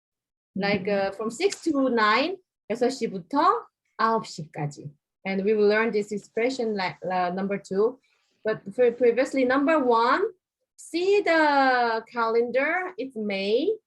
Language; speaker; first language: English; non-native, fluent; Korean